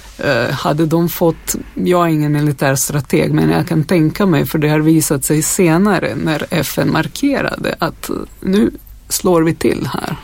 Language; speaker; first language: Swedish; non-native, fluent; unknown